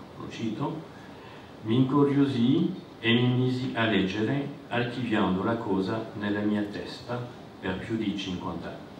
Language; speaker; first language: Italian; non-native, fluent; French